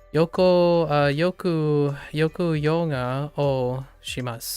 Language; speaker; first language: Japanese; non-native, learner; English